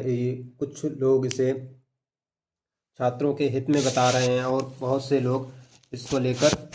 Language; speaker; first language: Hindi; native; Hindi